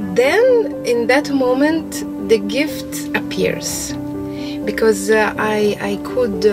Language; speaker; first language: English; non-native, fluent; Arabic